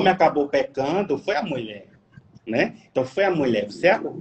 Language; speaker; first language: Portuguese; native; Portuguese